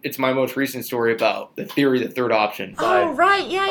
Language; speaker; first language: English; native; English